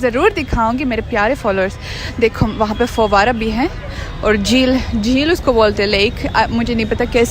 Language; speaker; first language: Hindi; non-native, fluent; Russian